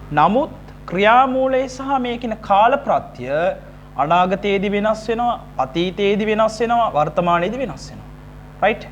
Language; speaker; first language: Sinhala; non-native, local second language; Tamil